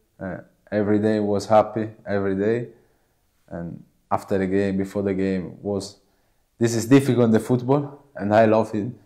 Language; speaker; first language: English; non-native, learner; Italian